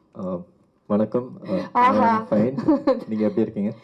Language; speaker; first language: Tamil; non-native, learner; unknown